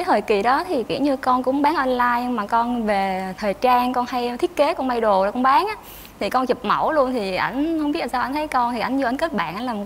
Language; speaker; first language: Vietnamese; native; Vietnamese